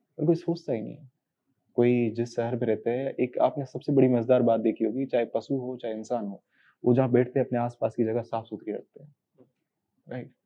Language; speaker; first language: Hindi; native; Hindi